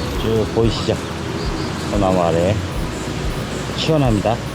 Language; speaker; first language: Korean; native; Korean